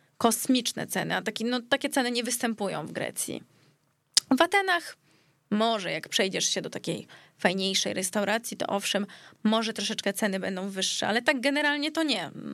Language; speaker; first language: Polish; early bilingual, heritage; Greek